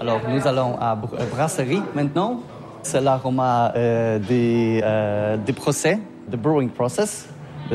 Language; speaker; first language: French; non-native, learner; Polish